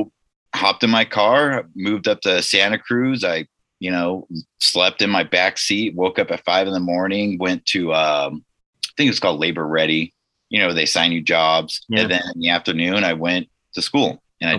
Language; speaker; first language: English; native; English